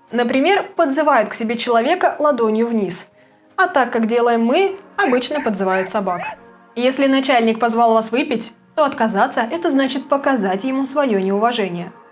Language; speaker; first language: Russian; native; Russian